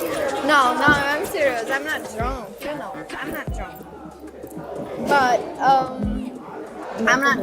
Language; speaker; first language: English; non-native, learner; Portuguese